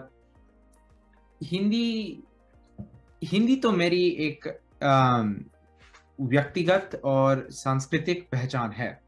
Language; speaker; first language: Hindi; early bilingual, heritage; Hindi